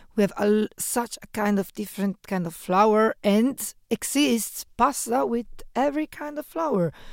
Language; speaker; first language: English; non-native, fluent; Italian